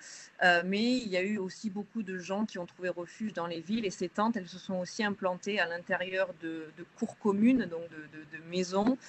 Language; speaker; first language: French; native; French